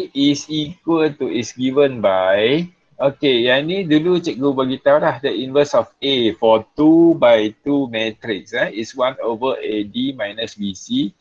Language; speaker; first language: English; non-native, local second language; Malay